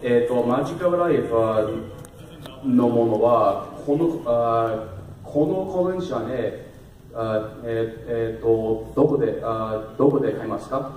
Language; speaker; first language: Japanese; non-native, learner; English